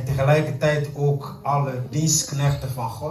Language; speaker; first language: Dutch; non-native, fluent; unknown